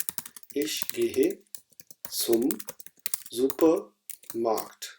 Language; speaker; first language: German; non-native, fluent; Urdu